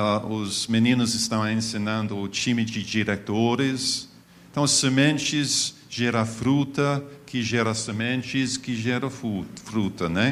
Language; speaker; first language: Portuguese; non-native, fluent; English